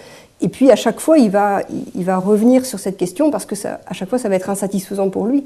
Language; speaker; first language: French; native; French